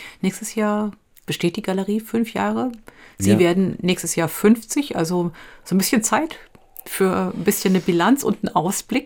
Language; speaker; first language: German; native; German